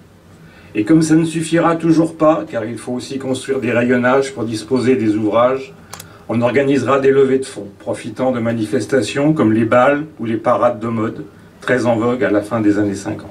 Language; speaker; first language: French; native; French